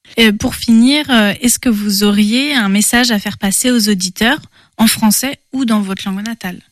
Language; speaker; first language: French; native; French